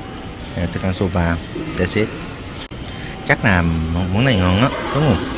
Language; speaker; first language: Vietnamese; non-native, learner; Korean